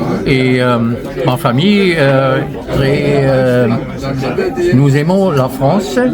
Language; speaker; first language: French; non-native, fluent; German